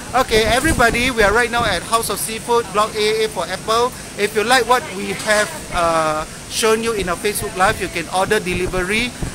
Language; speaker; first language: English; non-native, local second language; Chinese